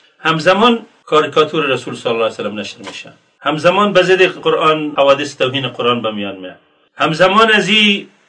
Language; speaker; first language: Persian; native; Persian